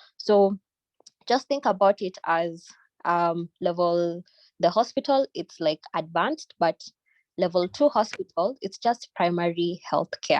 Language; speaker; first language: English; non-native, local second language; Swahili